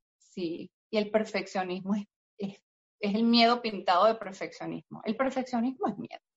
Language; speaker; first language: Spanish; native; Spanish